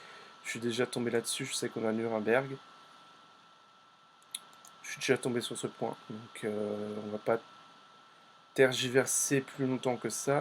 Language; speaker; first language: French; native; French